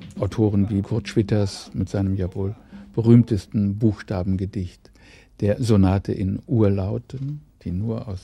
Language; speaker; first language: German; native; German